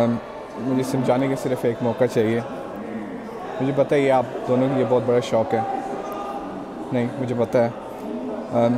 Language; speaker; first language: Hindi; early bilingual, heritage; Hindi